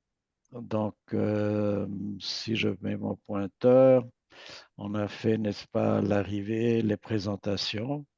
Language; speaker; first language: French; native; French